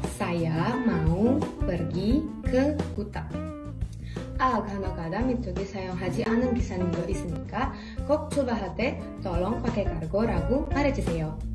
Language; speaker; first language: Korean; non-native, fluent; Indonesian